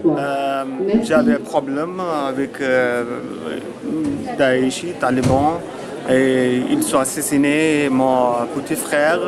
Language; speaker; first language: French; non-native, learner; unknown